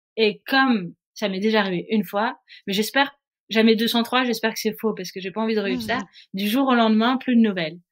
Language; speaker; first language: French; native; French